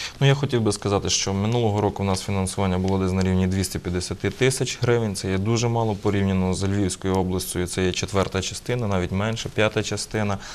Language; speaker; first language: Ukrainian; native; Ukrainian